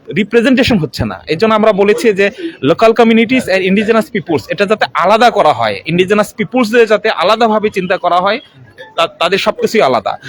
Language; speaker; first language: Bangla; non-native, local second language; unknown